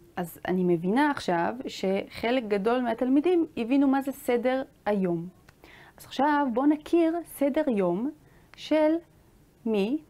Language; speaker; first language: Hebrew; native; Hebrew